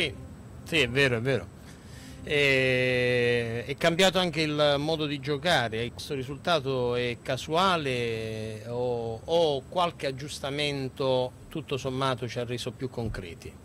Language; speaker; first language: Italian; native; Italian